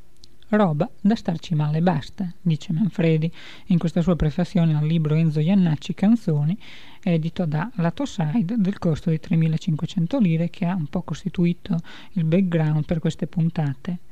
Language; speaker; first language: Italian; native; Italian